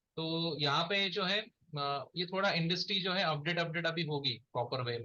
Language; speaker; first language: Hindi; non-native, local second language; Marathi